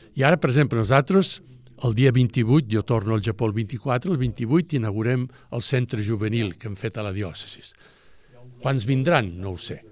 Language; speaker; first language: Catalan; native; Catalan